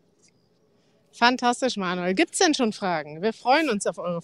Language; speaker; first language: German; native; German